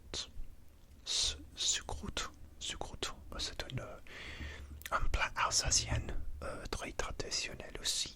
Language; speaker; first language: French; non-native, learner; English